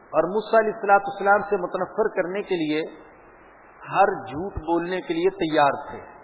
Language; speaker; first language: Urdu; non-native, local second language; Punjabi